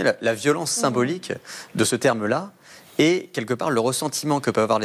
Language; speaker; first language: French; native; French